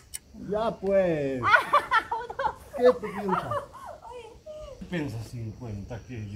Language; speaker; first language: Spanish; non-native, learner; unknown